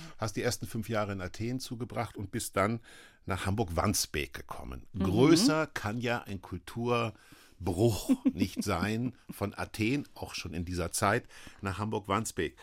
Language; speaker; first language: German; native; German